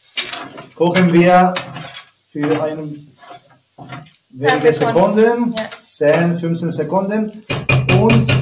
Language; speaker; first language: German; non-native, learner; Spanish